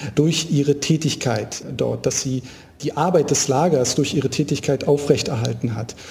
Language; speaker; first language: German; native; German